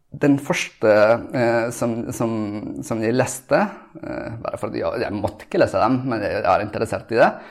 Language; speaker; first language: Norwegian; non-native, fluent; Spanish